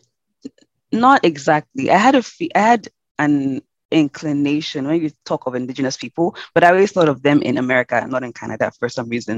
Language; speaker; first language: English; non-native, local second language; Yoruba